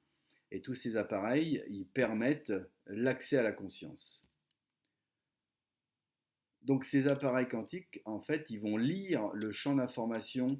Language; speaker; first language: French; native; French